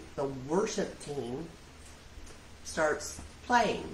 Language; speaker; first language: English; native; English